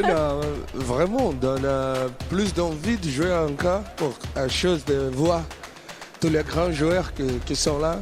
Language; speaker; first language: French; non-native, learner; Portuguese